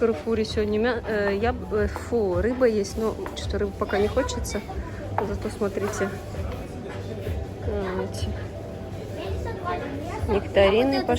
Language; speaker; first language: Russian; native; Russian